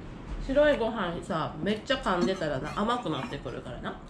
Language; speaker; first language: Japanese; native; Japanese